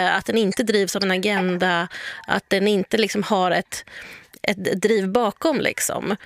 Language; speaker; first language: Swedish; native; Swedish